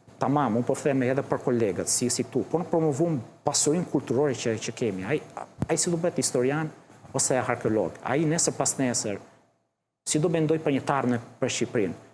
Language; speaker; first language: Albanian; early bilingual, heritage; Albanian